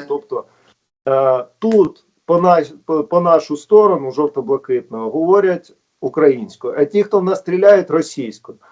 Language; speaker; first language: Ukrainian; non-native, local second language; Russian